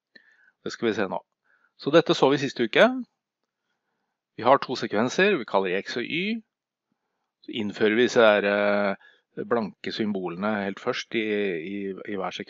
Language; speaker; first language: Norwegian; native; Norwegian